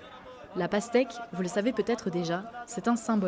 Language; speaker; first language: French; native; French